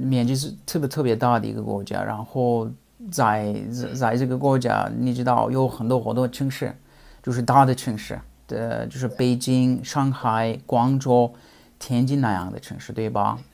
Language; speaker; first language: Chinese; non-native, fluent; Russian